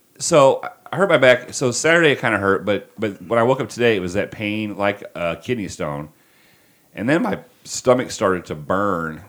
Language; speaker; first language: English; native; English